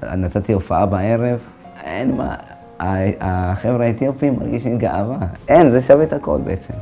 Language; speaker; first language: Hebrew; early bilingual, other home language; Amharic